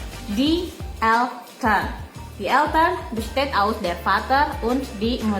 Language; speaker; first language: German; non-native, learner; Indonesian